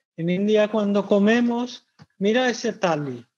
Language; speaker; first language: Spanish; non-native, fluent; Bangla